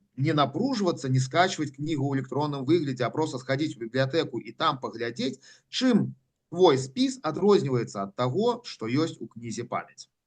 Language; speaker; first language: Belarusian; non-native, local second language; Russian